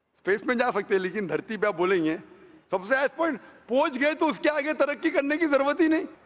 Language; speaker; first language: Hindi; non-native, local second language; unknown